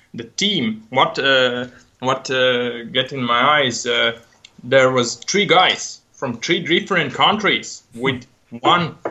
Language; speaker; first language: English; non-native, learner; Latvian